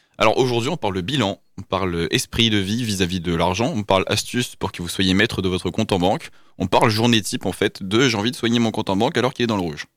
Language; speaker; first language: French; native; French